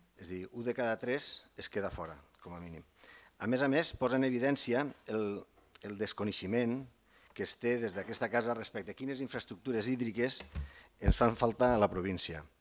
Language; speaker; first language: Catalan; native; Catalan